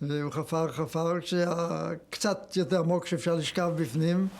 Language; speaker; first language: Hebrew; non-native, fluent; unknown